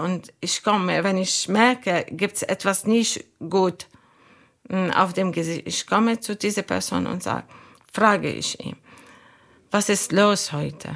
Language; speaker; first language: German; non-native, learner; Arabic